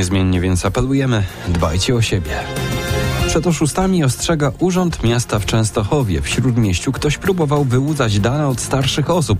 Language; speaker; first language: Polish; native; Polish